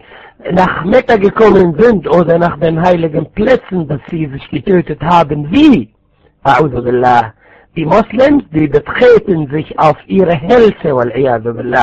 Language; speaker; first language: German; non-native, fluent; Arabic